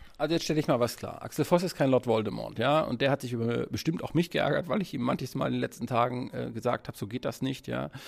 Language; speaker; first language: German; native; German